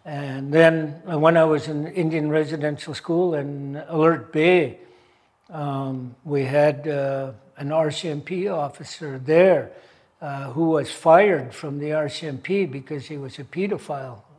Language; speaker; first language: English; native; English